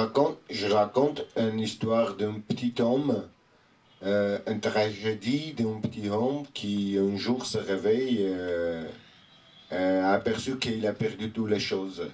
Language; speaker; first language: French; non-native, fluent; Armenian